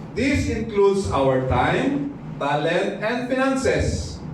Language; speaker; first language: English; non-native, local second language; Filipino